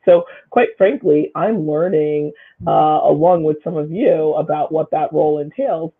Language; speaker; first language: English; native; English